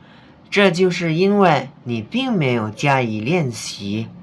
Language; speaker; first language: Chinese; non-native, fluent; Indonesian